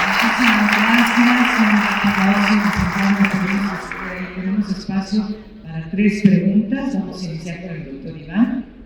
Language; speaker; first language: Spanish; native; Spanish